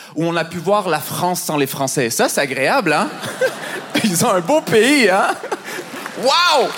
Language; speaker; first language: French; native; French